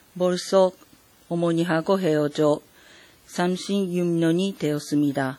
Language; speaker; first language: Korean; non-native, fluent; Japanese